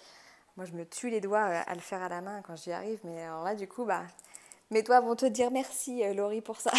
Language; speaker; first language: French; native; French